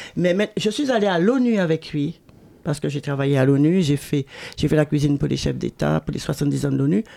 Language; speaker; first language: French; native; French